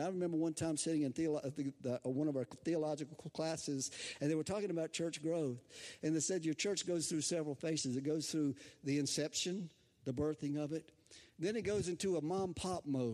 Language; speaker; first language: English; native; English